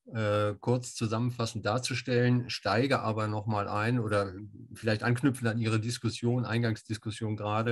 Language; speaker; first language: German; native; German